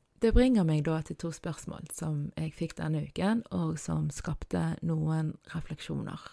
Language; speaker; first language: Norwegian; early bilingual, other home language; Arabic